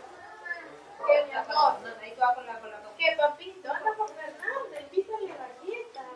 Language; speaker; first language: Spanish; native; Spanish